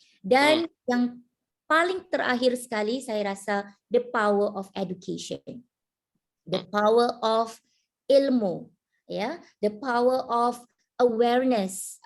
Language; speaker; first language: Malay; native; Malay